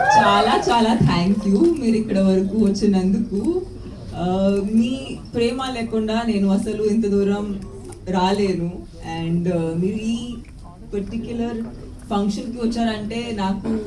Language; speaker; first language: Telugu; non-native, local second language; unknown